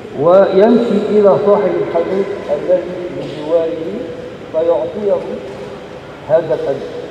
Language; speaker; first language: Arabic; native; Arabic